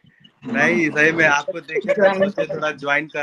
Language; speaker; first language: Hindi; native; Hindi